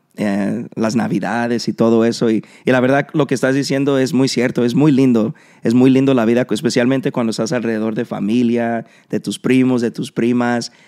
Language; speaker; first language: Spanish; early bilingual, heritage; Spanish